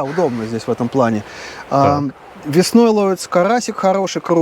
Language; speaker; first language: Russian; native; Russian